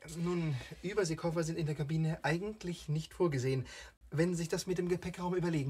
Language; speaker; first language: German; native; German